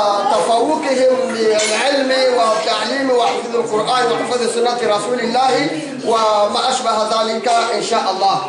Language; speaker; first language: Arabic; non-native, local second language; Comorian